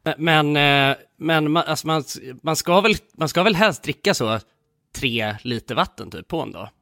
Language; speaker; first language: Swedish; native; Swedish